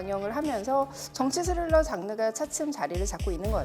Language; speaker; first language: Korean; native; Korean